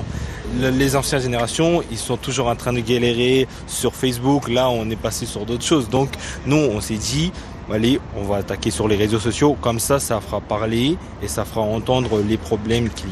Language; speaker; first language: French; non-native, fluent; Tibetan